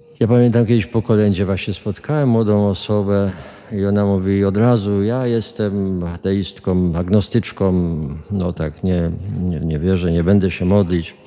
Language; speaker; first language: Polish; native; Polish